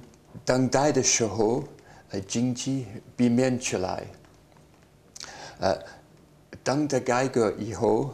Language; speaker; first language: Chinese; non-native, learner; English